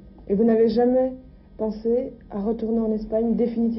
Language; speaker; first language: French; native; French